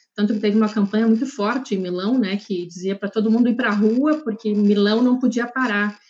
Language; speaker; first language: Portuguese; native; Portuguese